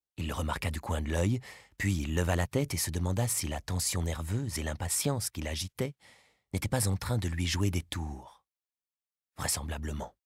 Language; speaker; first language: French; native; French